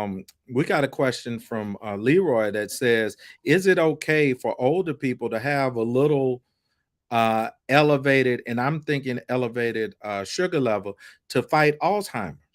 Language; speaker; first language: English; native; English